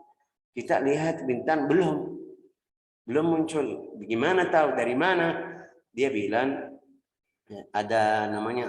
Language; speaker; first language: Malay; non-native, fluent; Arabic